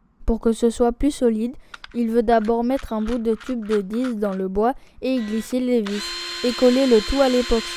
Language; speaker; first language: French; native; French